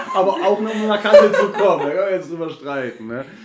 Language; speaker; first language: German; native; German